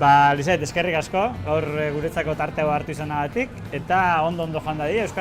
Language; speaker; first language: Basque; native; Basque